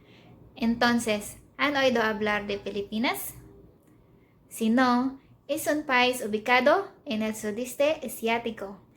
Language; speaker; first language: Spanish; non-native, learner; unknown